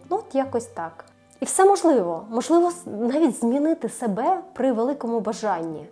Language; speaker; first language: Ukrainian; non-native, local second language; Russian